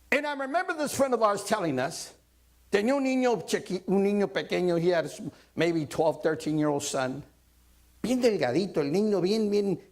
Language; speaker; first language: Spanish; early bilingual, heritage; Spanish